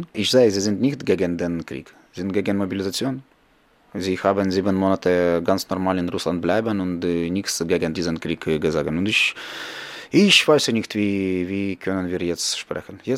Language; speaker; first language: German; non-native, learner; Ukrainian